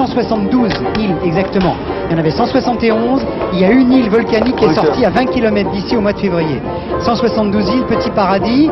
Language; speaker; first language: French; native; French